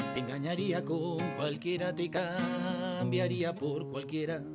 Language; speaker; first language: Spanish; native; Spanish